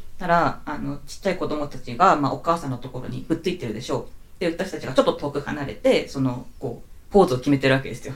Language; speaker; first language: Japanese; native; Japanese